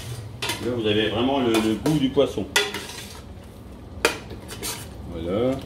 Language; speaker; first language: French; native; French